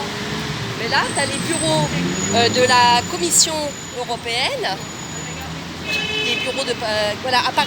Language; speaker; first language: French; native; French